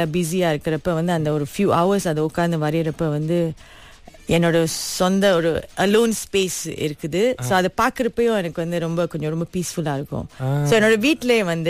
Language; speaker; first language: Tamil; early bilingual, heritage; Tamil